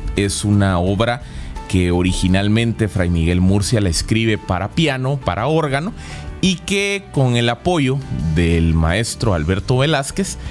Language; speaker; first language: Spanish; native; Spanish